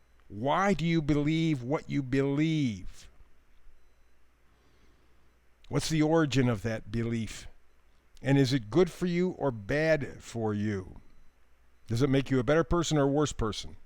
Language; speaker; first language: English; native; English